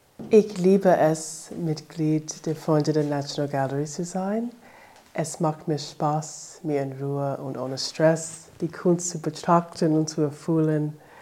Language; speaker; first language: German; non-native, learner; English